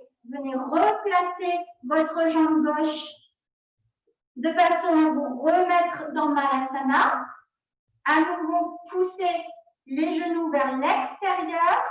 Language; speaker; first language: French; native; French